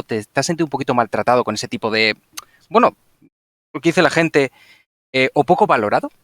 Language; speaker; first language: Spanish; native; Spanish